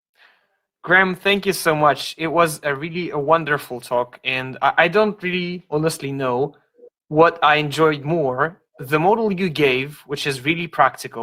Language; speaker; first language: English; non-native, fluent; Russian